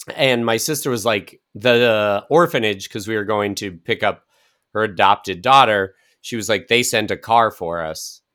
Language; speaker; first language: English; native; English